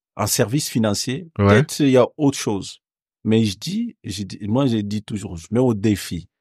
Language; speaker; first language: French; non-native, local second language; Bambara